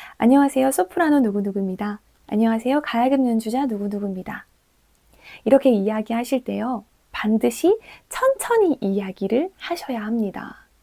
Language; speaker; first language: Korean; native; Korean